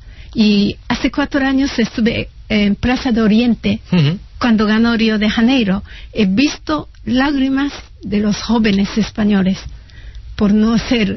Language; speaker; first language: Spanish; non-native, fluent; Japanese